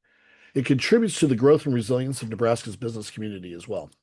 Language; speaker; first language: English; native; English